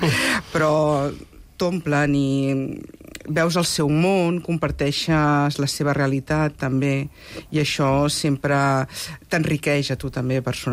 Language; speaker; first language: Catalan; native; Catalan